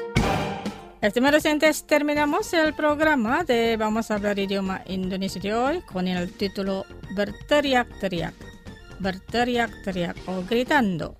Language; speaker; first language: Spanish; non-native, fluent; Indonesian